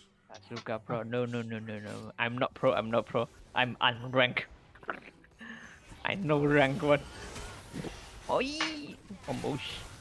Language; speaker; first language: English; non-native, local second language; Chinese